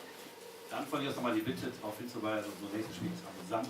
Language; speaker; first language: German; native; German